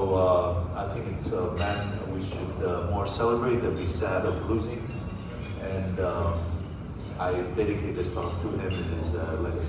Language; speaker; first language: English; non-native, fluent; Greek